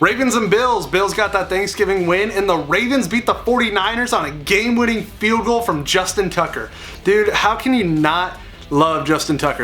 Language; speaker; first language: English; native; English